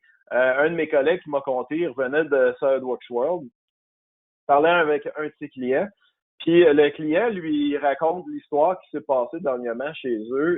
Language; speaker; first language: French; native; French